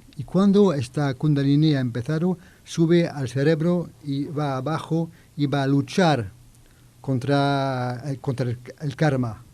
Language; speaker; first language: Spanish; non-native, learner; French